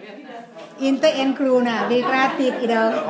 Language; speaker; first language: Swedish; non-native, learner; Thai